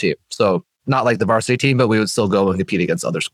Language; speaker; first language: English; native; English